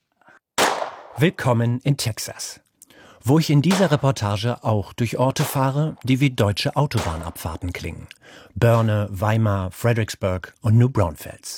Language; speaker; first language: German; native; German